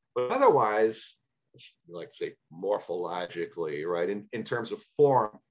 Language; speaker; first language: English; native; English